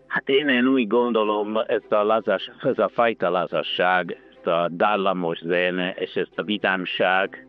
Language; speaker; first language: Hungarian; non-native, fluent; Italian